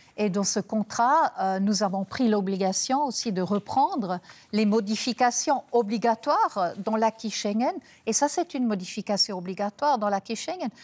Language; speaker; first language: French; non-native, local second language; German